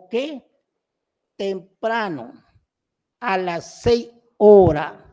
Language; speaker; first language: Spanish; non-native, local second language; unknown